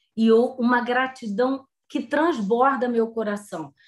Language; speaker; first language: Portuguese; native; Portuguese